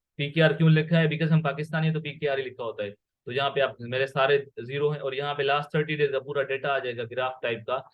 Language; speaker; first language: Urdu; non-native, local second language; Sindhi